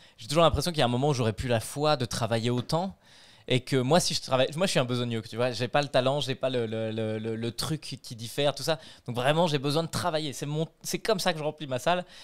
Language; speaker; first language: French; native; French